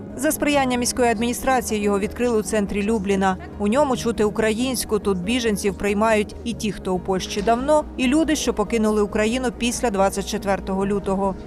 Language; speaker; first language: Ukrainian; native; Ukrainian